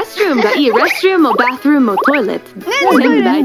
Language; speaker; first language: Japanese; non-native, fluent; English